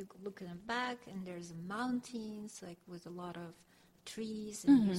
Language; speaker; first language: English; non-native, fluent; Russian